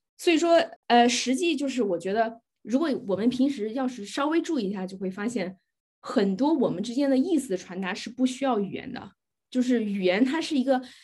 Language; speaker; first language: Chinese; native; Chinese